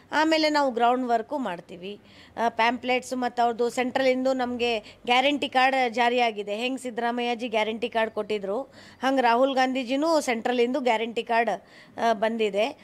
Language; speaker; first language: Kannada; non-native, local second language; Hindi